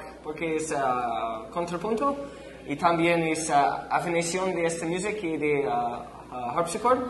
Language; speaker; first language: Spanish; non-native, learner; English